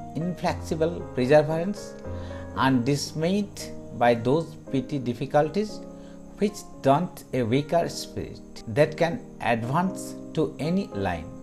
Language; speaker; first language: English; non-native, local second language; Bangla